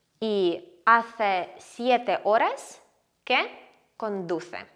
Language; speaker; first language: Spanish; non-native, fluent; Ukrainian